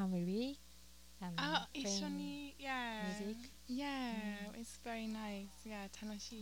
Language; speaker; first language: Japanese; non-native, learner; English